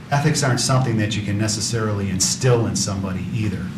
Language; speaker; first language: English; native; English